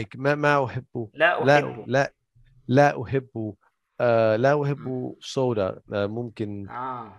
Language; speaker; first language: Arabic; non-native, learner; English